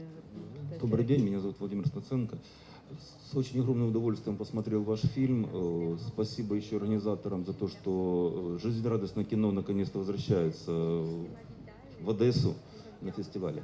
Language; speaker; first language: Russian; native; Russian